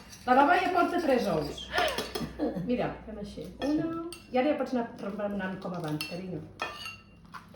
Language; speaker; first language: Catalan; native; Catalan